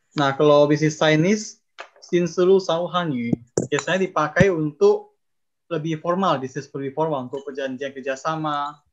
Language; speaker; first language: Indonesian; non-native, local second language; Chinese